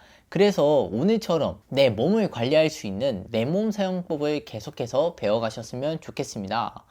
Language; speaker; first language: Korean; native; Korean